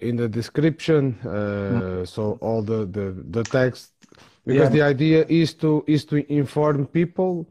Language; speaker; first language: English; non-native, fluent; Portuguese